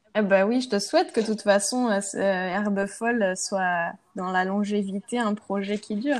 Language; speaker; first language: French; native; French